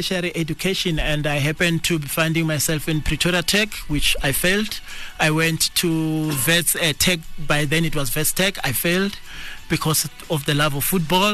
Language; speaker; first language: English; non-native, local second language; Tsonga